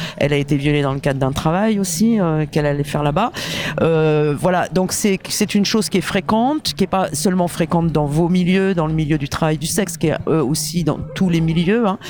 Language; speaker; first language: French; native; French